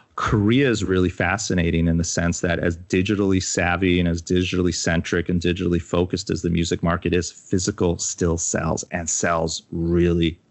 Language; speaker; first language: English; native; English